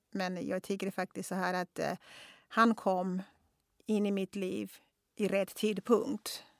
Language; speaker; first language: Swedish; non-native, fluent; Kongo